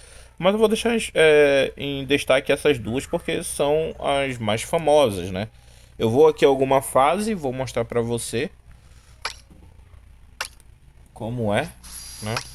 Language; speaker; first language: Portuguese; native; Portuguese